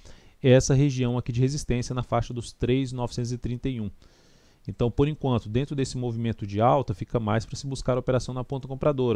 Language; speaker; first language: Portuguese; native; Portuguese